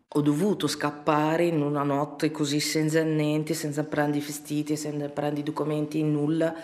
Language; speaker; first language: Italian; non-native, fluent; Arabic